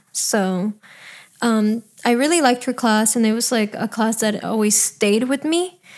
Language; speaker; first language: English; early bilingual, other home language; Spanish